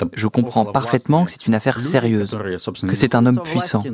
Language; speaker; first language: French; non-native, fluent; Russian